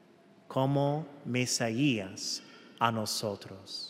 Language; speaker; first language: Spanish; non-native, fluent; English